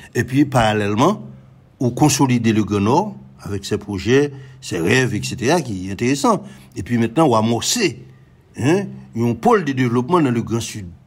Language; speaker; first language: French; non-native, local second language; Haitian Creole